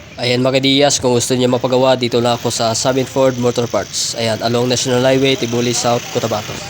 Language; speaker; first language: Filipino; non-native, local second language; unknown